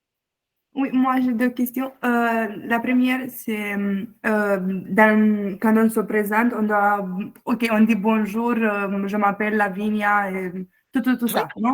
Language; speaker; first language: French; non-native, learner; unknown